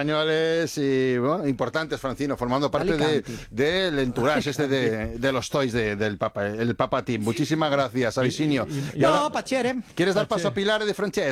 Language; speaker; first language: Spanish; native; Spanish